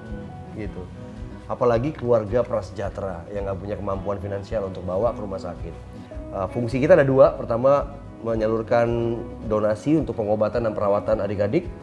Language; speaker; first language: Indonesian; native; Indonesian